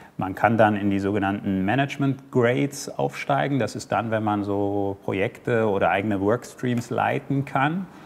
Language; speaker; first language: German; early bilingual, other home language; Armenian